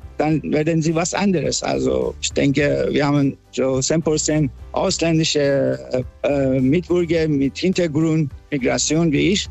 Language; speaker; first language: German; non-native, fluent; Persian